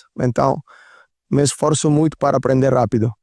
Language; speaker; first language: Portuguese; non-native, learner; Italian